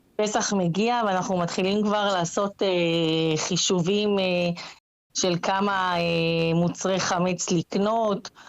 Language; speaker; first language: Hebrew; native; Hebrew